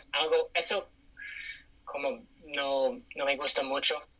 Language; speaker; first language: Spanish; non-native, fluent; English